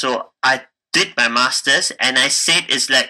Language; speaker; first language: English; non-native, local second language; Tamil